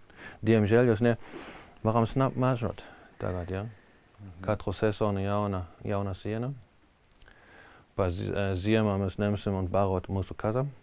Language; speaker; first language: Latvian; non-native, learner; German